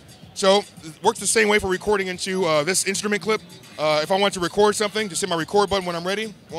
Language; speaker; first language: English; native; English